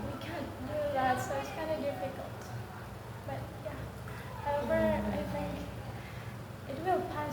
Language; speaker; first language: English; non-native, learner; Indonesian